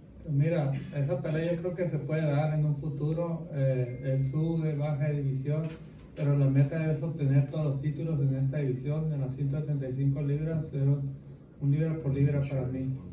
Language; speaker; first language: Spanish; native; Spanish